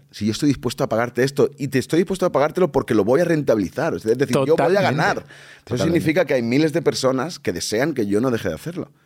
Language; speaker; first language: Spanish; native; Spanish